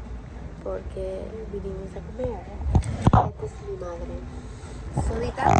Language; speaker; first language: Spanish; early bilingual, heritage; Spanish